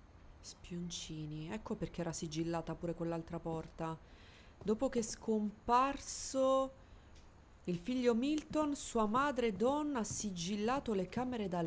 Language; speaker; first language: Italian; native; Italian